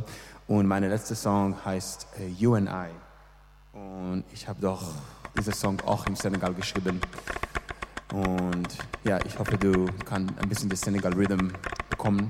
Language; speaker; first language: German; non-native, learner; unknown